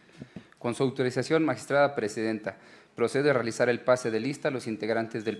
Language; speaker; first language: Spanish; native; Spanish